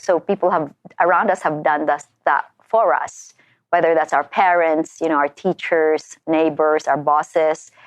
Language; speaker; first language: English; non-native, local second language; Filipino